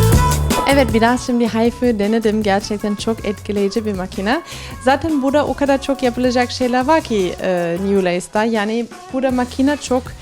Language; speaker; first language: Turkish; early bilingual, heritage; Turkish